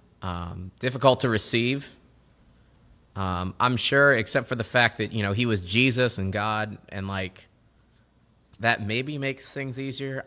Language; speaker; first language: English; native; English